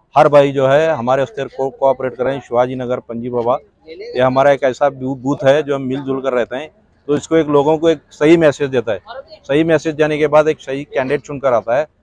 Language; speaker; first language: Hindi; native; Hindi